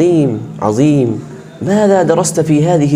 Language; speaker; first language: Arabic; non-native, learner; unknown